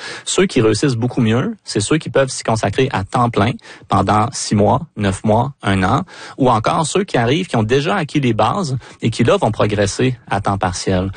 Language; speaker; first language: French; native; French